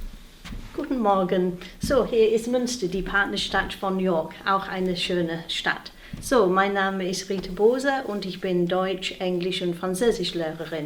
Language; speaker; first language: German; non-native, fluent; English